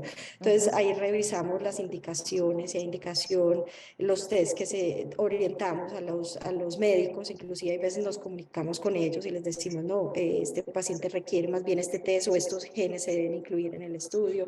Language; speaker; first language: Spanish; native; Spanish